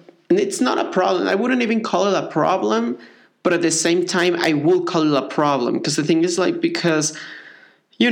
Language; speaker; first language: English; non-native, fluent; Spanish